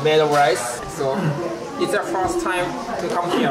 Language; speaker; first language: English; non-native, learner; Japanese